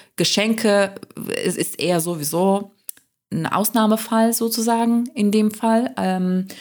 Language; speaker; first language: German; non-native, fluent; Turkish